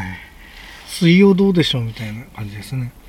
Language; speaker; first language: Japanese; native; Japanese